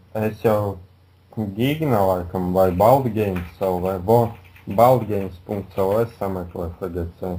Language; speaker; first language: Latvian; non-native, local second language; Russian